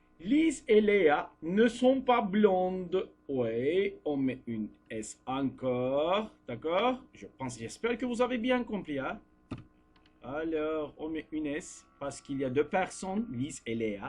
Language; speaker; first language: French; non-native, fluent; Turkish